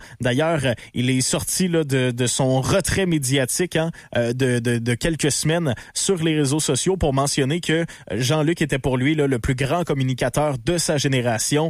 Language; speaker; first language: French; native; French